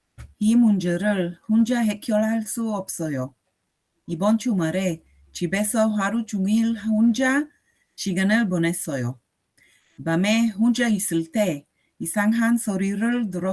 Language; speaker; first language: Korean; non-native, learner; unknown